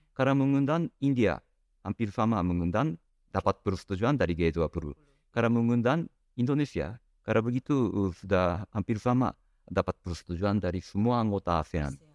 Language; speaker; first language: Indonesian; non-native, fluent; Japanese